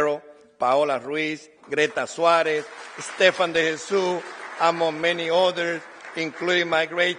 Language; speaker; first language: English; non-native, fluent; Spanish